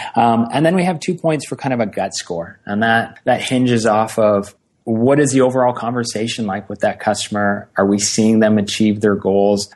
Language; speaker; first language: English; native; English